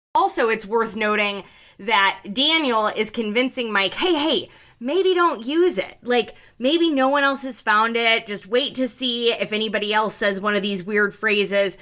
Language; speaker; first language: English; native; English